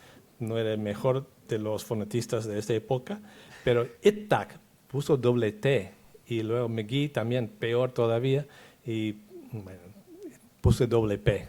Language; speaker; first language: Spanish; non-native, fluent; English